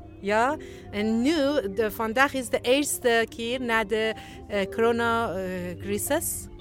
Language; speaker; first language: Dutch; non-native, learner; Persian